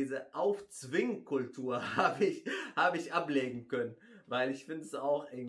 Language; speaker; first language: German; non-native, fluent; Arabic